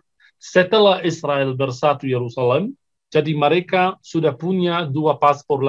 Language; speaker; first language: Indonesian; non-native, fluent; Arabic